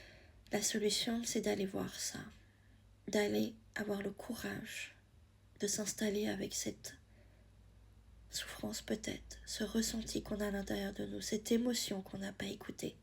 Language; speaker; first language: French; native; French